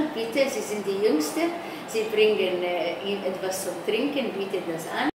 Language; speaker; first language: German; non-native, fluent; Arabic